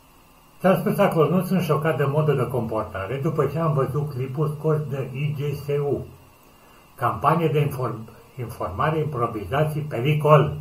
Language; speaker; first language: Romanian; native; Romanian